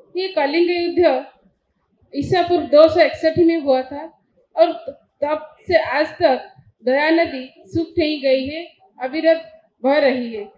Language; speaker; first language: Hindi; non-native, local second language; Odia